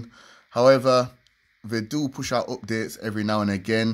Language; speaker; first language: English; native; English